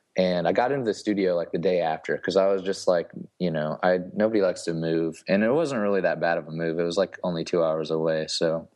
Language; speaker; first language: English; native; English